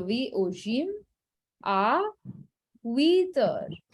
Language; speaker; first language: French; non-native, fluent; Hindi